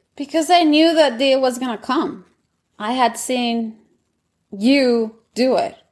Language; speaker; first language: English; non-native, fluent; Spanish